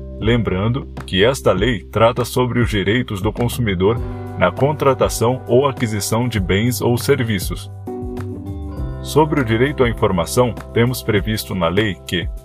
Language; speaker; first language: Portuguese; native; Portuguese